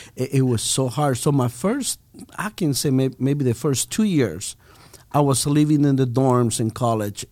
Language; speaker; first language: English; non-native, fluent; Spanish